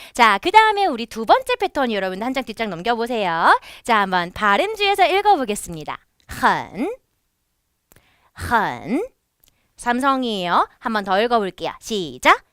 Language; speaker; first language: Korean; native; Korean